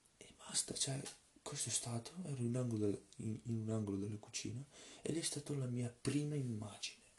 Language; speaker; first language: Italian; early bilingual, other home language; Russian